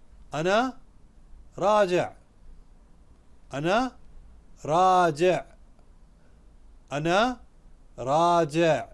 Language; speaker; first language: Arabic; non-native, fluent; Urdu